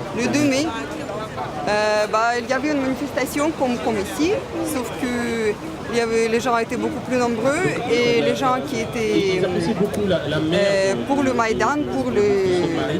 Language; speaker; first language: French; non-native, fluent; Russian